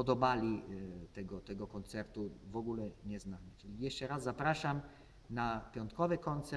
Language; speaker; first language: Polish; non-native, learner; Italian